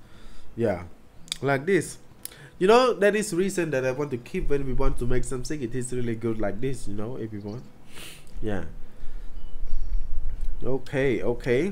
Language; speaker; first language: English; non-native, learner; Khmer